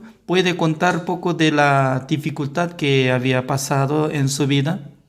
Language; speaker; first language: Spanish; non-native, learner; Korean